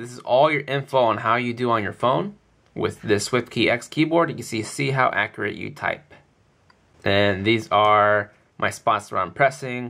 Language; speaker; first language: English; native; English